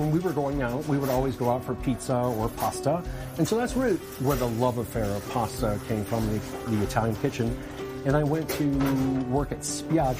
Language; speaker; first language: English; native; English